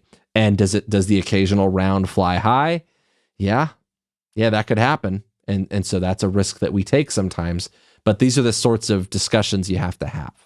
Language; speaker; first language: English; native; English